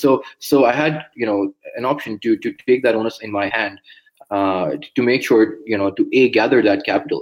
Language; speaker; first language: English; non-native, local second language; Urdu